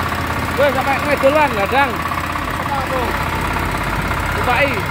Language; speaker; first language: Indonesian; non-native, local second language; Javanese